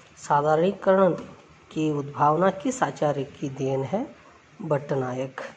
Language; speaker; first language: Hindi; non-native, local second language; Kannada